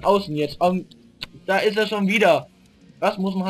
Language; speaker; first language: German; native; German